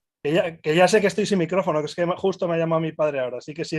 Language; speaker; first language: Spanish; native; Spanish